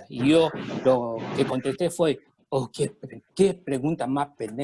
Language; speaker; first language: Spanish; early bilingual, other home language; Chinese